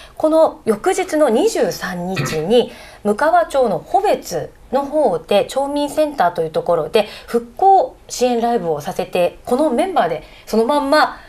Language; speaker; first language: Japanese; native; Japanese